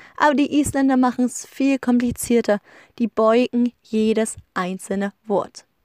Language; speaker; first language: German; native; German